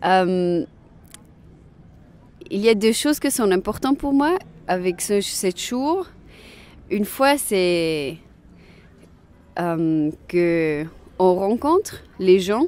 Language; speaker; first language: French; non-native, local second language; Swiss German